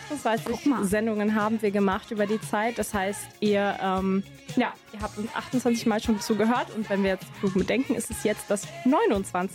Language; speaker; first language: German; native; German